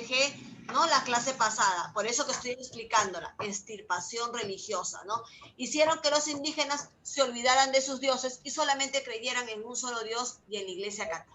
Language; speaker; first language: Spanish; native; Spanish